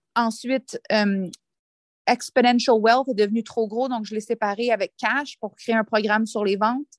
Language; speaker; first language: French; native; French